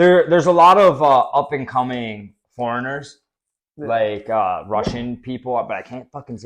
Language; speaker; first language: English; native; English